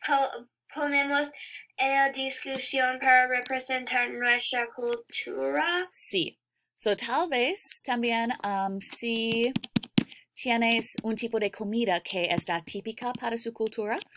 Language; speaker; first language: Spanish; non-native, learner; English